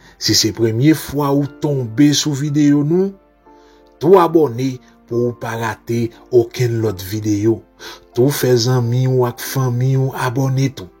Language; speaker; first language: Haitian Creole; native; Haitian Creole